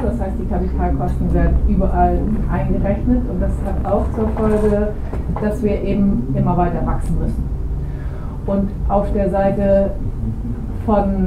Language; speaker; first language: German; native; German